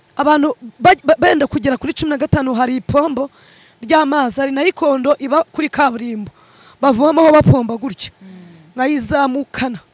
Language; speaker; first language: Kinyarwanda; early bilingual, other home language; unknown